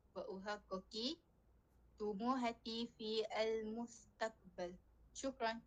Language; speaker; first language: Arabic; non-native, learner; Malay